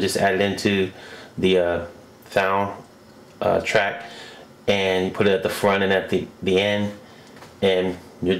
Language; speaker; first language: English; native; English